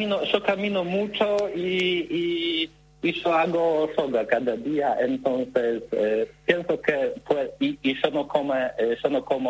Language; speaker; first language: Spanish; non-native, learner; Polish